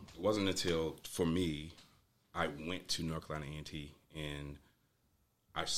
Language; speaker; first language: English; native; English